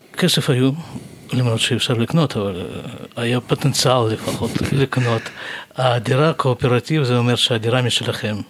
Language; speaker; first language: Hebrew; non-native, fluent; Russian